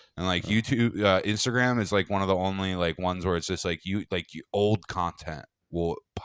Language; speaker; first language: English; native; English